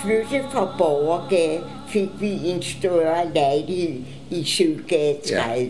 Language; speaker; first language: Danish; early bilingual, other home language; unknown